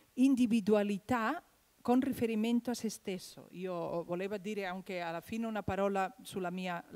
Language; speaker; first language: Italian; non-native, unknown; Catalan